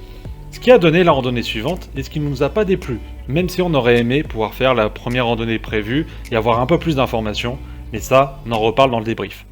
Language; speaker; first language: French; native; French